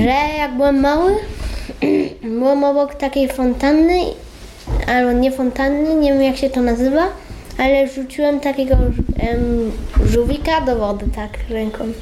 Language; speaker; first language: Polish; early bilingual, heritage; Polish